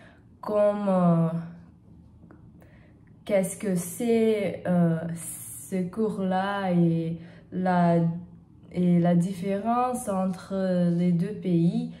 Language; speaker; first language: French; non-native, learner; Portuguese